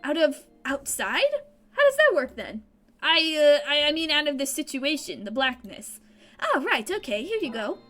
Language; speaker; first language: English; native; English